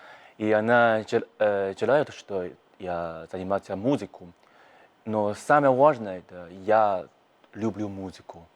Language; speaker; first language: Russian; non-native, learner; Chinese